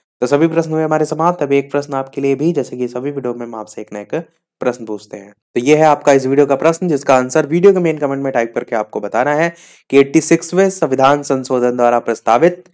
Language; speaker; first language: Hindi; native; Hindi